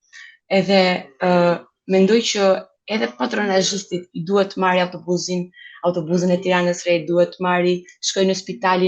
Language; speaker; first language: Albanian; native; Albanian